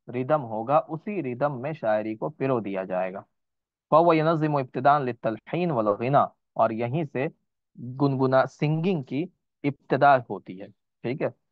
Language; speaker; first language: Hindi; native; Hindi